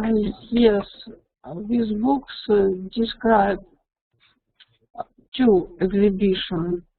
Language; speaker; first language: English; non-native, learner; Russian